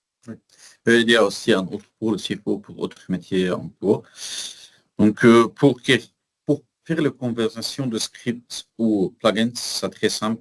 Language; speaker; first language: French; non-native, learner; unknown